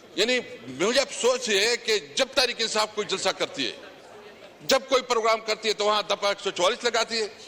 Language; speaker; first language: Urdu; non-native, local second language; Pashto